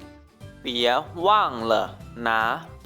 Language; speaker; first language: Chinese; non-native, learner; Lao